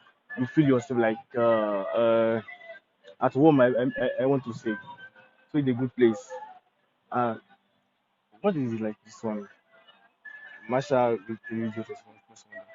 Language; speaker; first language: English; non-native, learner; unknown